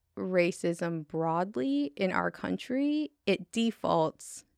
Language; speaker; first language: English; native; English